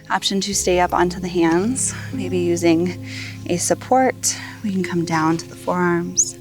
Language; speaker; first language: English; native; English